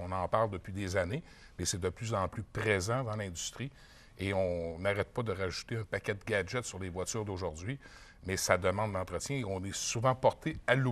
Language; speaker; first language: French; native; French